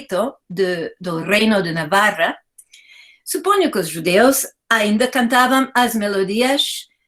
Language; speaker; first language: Portuguese; non-native, fluent; English